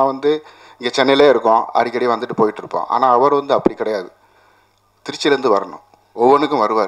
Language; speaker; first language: Tamil; native; Tamil